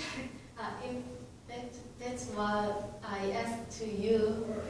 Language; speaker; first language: English; non-native, learner; Korean